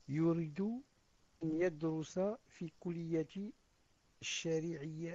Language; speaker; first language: Arabic; non-native, learner; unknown